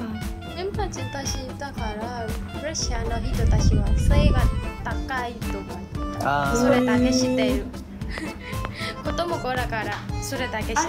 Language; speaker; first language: Japanese; non-native, learner; Burmese